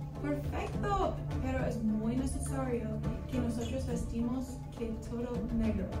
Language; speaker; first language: Spanish; non-native, learner; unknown